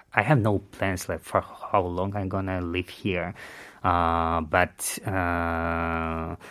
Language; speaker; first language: English; non-native, learner; Uzbek